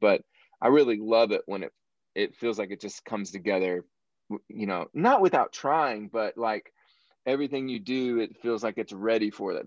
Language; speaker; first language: English; native; English